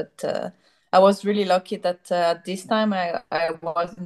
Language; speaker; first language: English; non-native, fluent; French